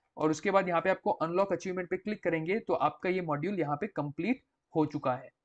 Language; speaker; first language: Hindi; non-native, local second language; Gujarati